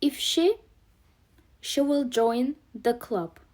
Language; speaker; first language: English; non-native, fluent; Azerbaijani